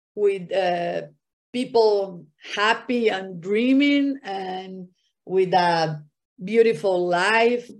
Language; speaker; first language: English; non-native, fluent; Spanish